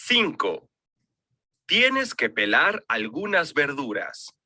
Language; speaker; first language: Spanish; non-native, learner; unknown